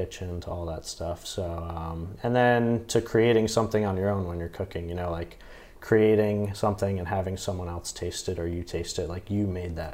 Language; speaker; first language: English; native; English